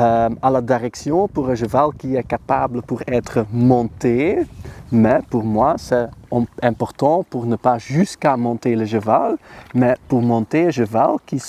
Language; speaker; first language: French; non-native, learner; Dutch